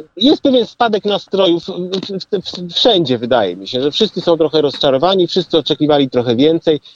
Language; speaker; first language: Polish; native; Polish